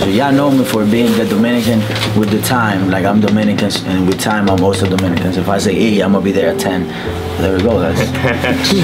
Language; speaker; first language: English; non-native, fluent; Spanish